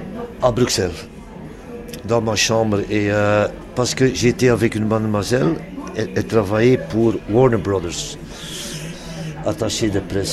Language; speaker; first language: French; non-native, local second language; Dutch